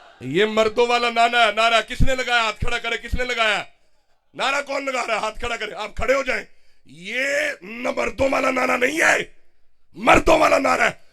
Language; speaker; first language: Urdu; non-native, local second language; Punjabi